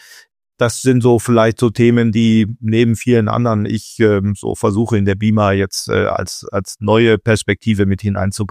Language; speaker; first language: German; native; German